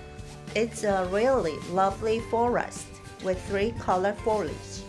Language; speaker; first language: English; non-native, fluent; Korean